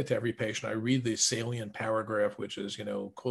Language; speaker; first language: English; native; English